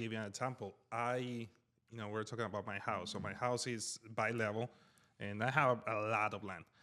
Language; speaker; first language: English; native; English